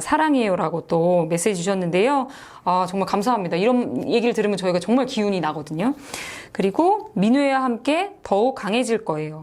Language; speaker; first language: Korean; native; Korean